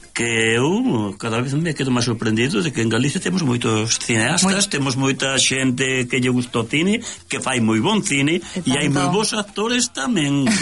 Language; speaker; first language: Galician; native; Galician